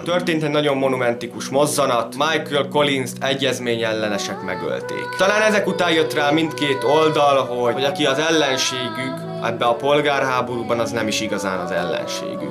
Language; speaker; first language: Hungarian; native; Hungarian